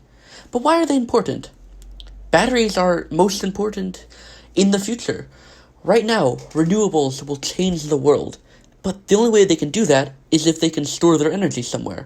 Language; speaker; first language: English; native; English